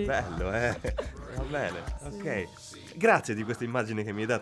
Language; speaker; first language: Italian; native; Italian